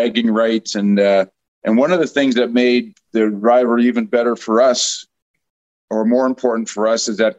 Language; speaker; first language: English; native; English